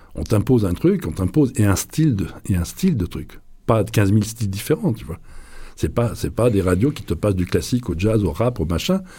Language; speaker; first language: French; native; French